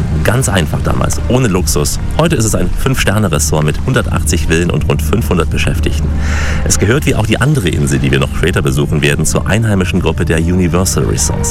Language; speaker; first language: German; native; German